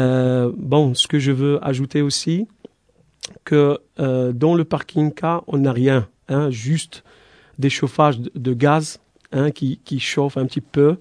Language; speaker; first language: French; non-native, fluent; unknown